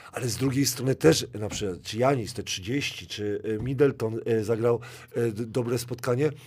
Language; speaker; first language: Polish; native; Polish